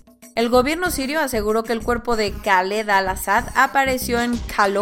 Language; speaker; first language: Spanish; native; Spanish